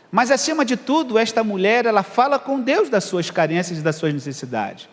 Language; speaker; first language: Portuguese; native; Portuguese